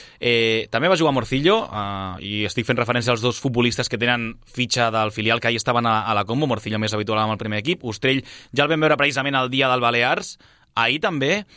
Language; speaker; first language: Catalan; native; Catalan